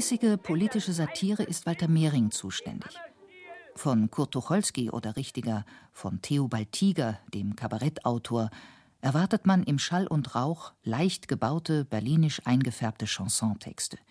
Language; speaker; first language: German; native; German